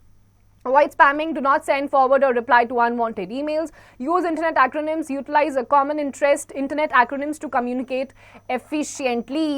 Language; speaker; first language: English; non-native, local second language; Hindi